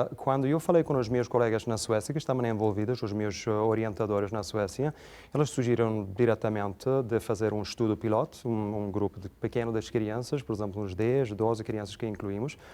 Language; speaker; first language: Portuguese; non-native, fluent; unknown